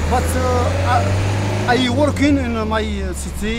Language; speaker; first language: English; non-native, learner; Arabic